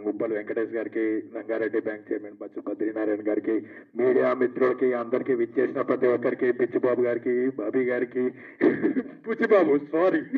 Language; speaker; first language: Telugu; native; Telugu